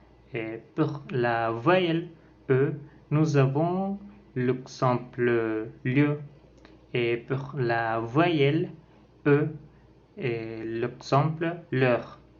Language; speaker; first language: French; non-native, learner; Spanish